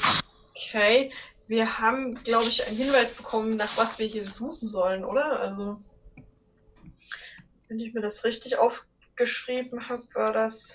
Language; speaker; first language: German; native; German